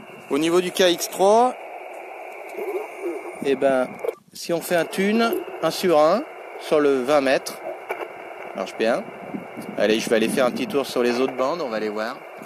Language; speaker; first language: French; native; French